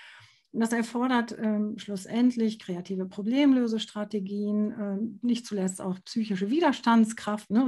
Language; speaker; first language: German; native; German